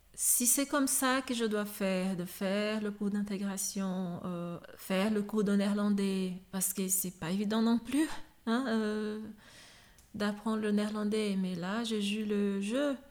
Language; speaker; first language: French; non-native, fluent; Portuguese